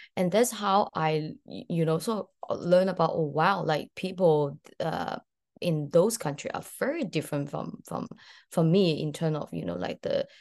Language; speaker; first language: English; early bilingual, other home language; Cantonese